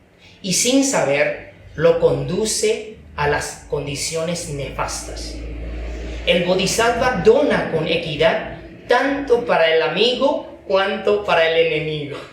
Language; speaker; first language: Spanish; non-native, fluent; Chinese